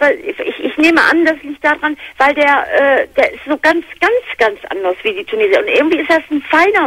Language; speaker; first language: German; native; German